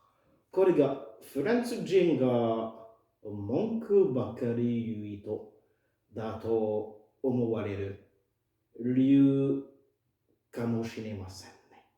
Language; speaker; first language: Japanese; non-native, fluent; French